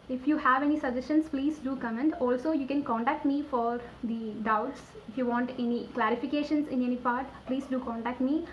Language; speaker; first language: English; non-native, local second language; Malayalam